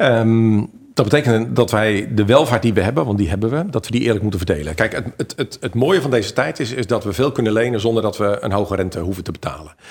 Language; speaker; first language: Dutch; native; Dutch